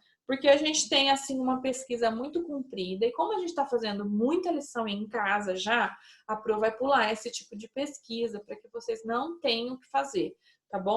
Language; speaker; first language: Portuguese; native; Portuguese